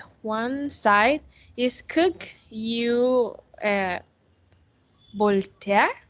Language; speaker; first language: English; non-native, learner; Spanish